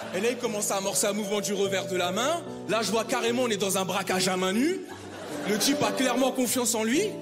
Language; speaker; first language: French; native; French